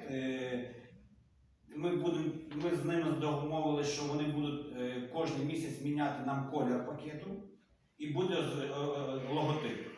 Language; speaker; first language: Ukrainian; native; Ukrainian